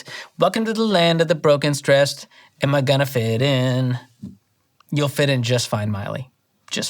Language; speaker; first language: English; native; English